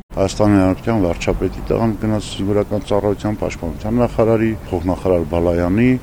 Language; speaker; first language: Armenian; native; Armenian